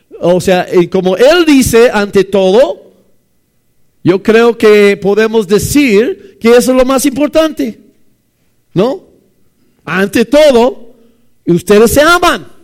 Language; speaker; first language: Spanish; non-native, fluent; English